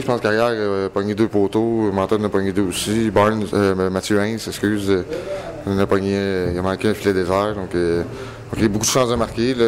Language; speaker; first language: French; native; French